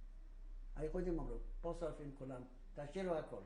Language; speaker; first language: Hebrew; non-native, fluent; Polish